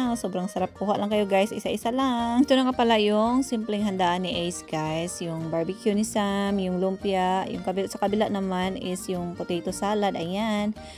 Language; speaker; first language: Filipino; non-native, local second language; Cebuano